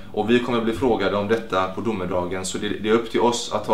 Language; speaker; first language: Swedish; native; Swedish